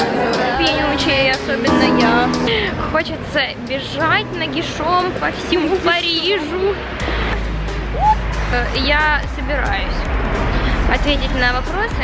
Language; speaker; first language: Russian; native; Russian